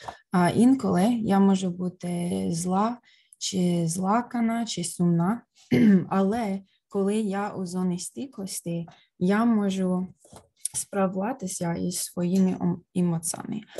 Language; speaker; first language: Ukrainian; early bilingual, heritage; Ukrainian